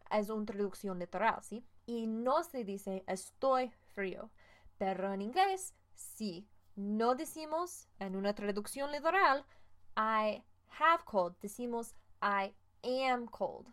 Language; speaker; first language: Spanish; non-native, fluent; English